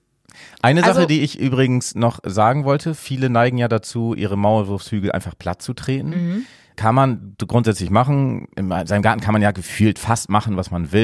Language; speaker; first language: German; native; German